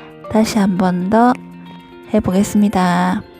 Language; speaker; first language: Korean; native; Korean